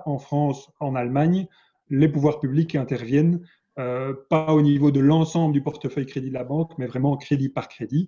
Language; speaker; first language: French; native; French